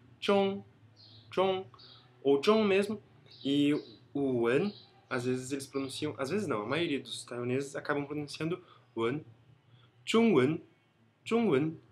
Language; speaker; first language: Portuguese; native; Portuguese